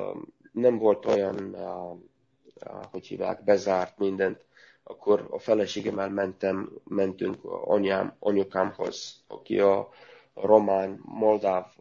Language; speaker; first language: Hungarian; non-native, learner; Romanian